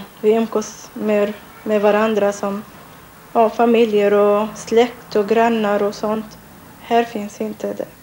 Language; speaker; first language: Swedish; non-native, learner; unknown